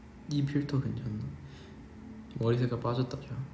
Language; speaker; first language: Korean; non-native, fluent; Chinese